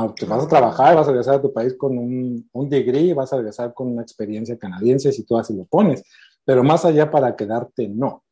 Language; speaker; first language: Spanish; native; Spanish